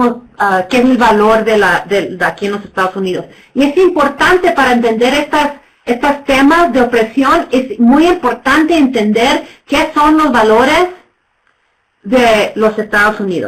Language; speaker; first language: Spanish; non-native, fluent; English